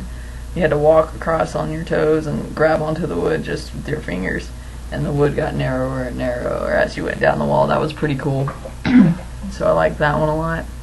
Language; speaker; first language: English; native; English